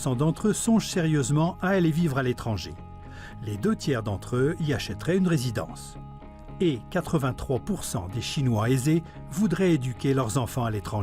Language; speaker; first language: French; native; French